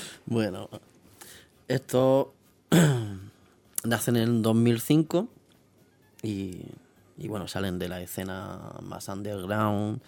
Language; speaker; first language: Spanish; native; Spanish